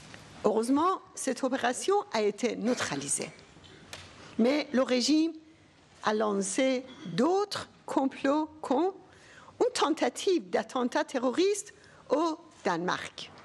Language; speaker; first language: French; non-native, fluent; Persian